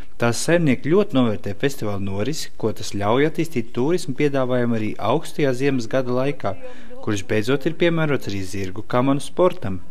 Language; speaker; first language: Latvian; native; Latvian